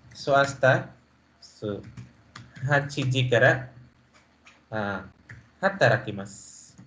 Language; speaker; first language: Japanese; non-native, fluent; Filipino